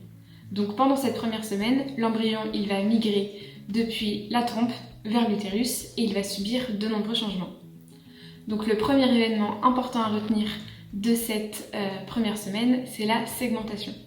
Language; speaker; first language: French; native; French